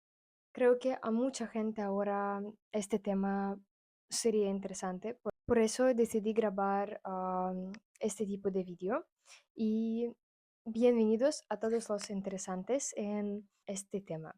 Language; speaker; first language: Spanish; non-native, fluent; Russian